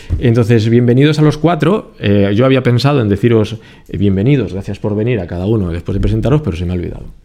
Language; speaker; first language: Spanish; native; Spanish